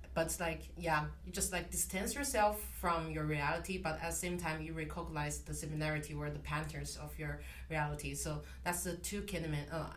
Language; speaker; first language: English; non-native, fluent; Chinese